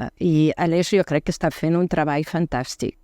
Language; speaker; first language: Catalan; non-native, fluent; French